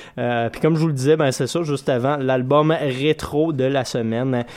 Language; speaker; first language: French; native; French